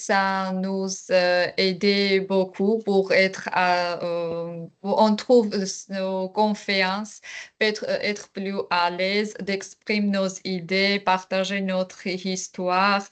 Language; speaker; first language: French; non-native, learner; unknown